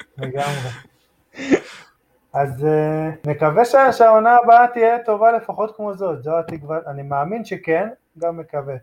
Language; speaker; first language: Hebrew; native; Hebrew